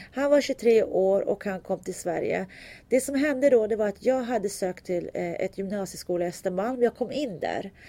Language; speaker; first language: Swedish; early bilingual, other home language; Turkish